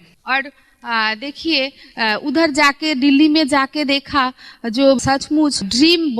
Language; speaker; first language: Hindi; non-native, local second language; Bangla